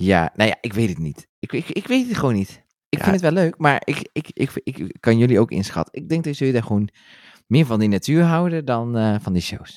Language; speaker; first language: Dutch; native; Dutch